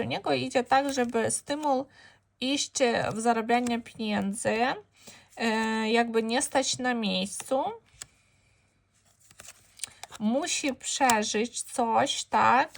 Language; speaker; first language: Polish; non-native, fluent; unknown